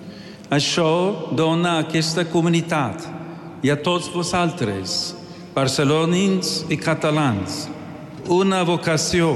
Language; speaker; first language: Catalan; non-native, learner; English